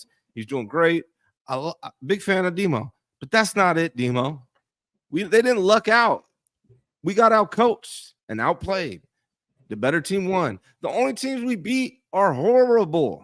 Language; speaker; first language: English; native; English